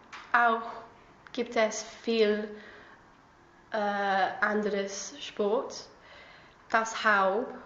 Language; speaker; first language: German; non-native, learner; English